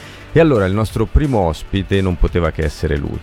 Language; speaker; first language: Italian; native; Italian